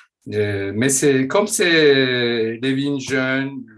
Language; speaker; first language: French; non-native, fluent; Turkish